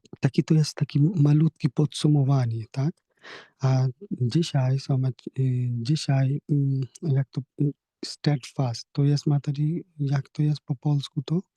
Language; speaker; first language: Polish; non-native, learner; Hindi